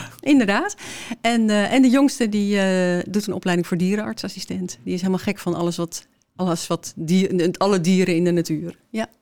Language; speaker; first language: Dutch; native; Dutch